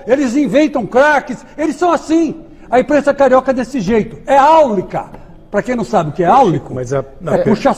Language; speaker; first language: Portuguese; native; Portuguese